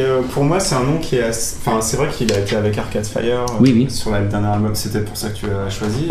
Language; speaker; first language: French; native; French